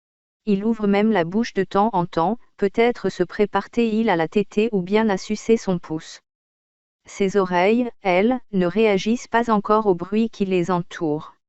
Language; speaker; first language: French; native; French